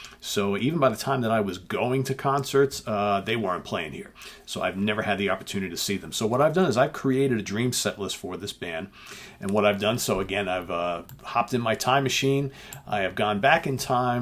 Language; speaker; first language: English; native; English